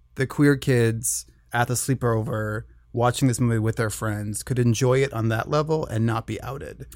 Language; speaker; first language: English; native; English